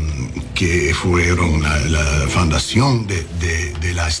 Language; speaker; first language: Spanish; non-native, learner; English